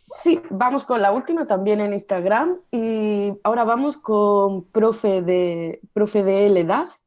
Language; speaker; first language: Spanish; native; Spanish